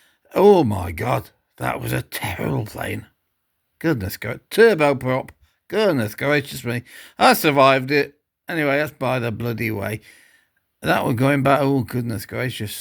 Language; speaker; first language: English; native; English